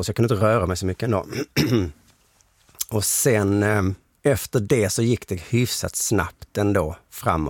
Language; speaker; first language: Swedish; native; Swedish